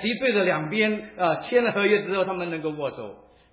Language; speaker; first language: Chinese; native; Chinese